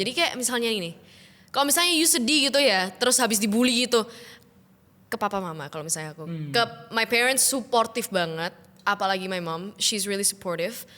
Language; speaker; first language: Indonesian; native; Indonesian